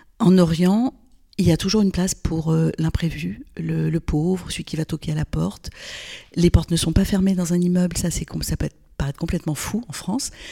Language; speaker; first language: French; non-native, local second language; Arabic